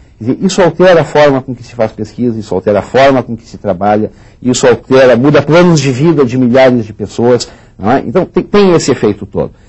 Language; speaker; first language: Portuguese; native; Portuguese